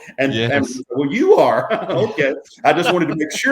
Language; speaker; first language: English; native; English